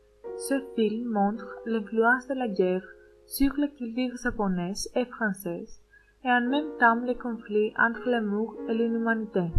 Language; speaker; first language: French; non-native, learner; Greek